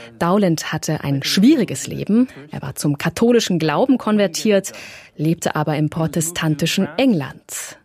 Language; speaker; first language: German; native; German